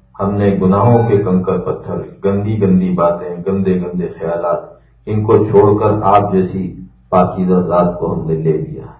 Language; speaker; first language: Urdu; native; Urdu